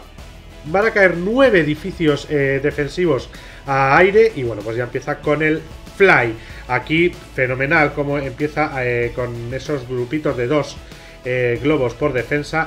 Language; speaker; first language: Spanish; native; Spanish